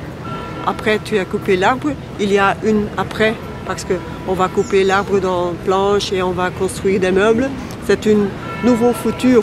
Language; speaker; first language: French; non-native, local second language; Dutch